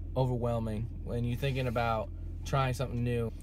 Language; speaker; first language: English; native; English